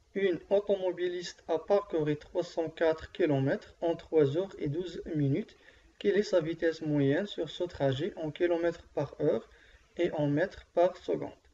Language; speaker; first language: French; non-native, local second language; Arabic